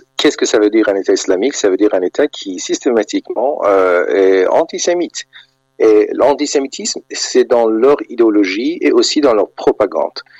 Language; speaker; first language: French; non-native, fluent; Persian